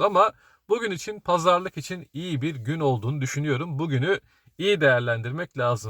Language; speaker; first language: Turkish; native; Turkish